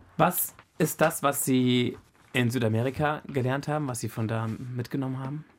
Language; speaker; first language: German; native; German